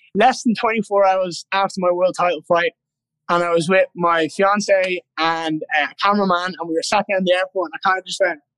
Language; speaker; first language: English; native; English